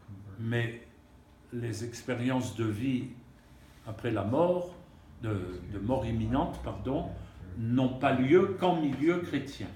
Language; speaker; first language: French; native; French